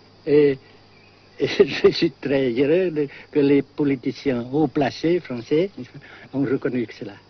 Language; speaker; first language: French; non-native, local second language; Vietnamese